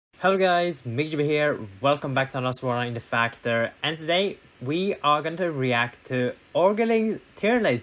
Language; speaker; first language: English; non-native, fluent; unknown